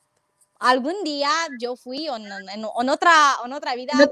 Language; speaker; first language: Spanish; non-native, fluent; Romanian